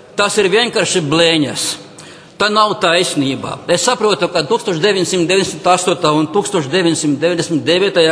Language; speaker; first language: Latvian; non-native, local second language; Russian